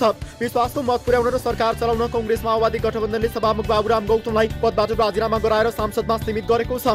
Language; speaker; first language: Nepali; native; Nepali